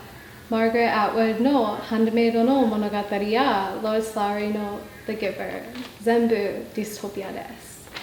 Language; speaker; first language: Japanese; non-native, fluent; English